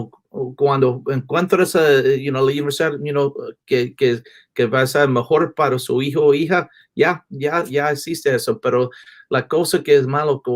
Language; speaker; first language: Spanish; non-native, learner; English